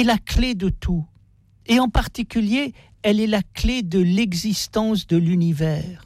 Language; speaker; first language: French; native; French